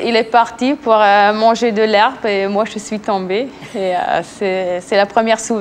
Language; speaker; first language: French; non-native, local second language; German